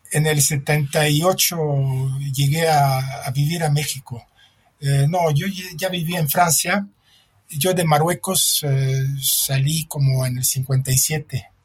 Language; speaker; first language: Spanish; non-native, fluent; French